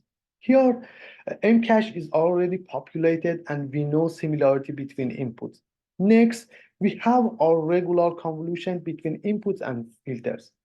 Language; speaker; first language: English; non-native, fluent; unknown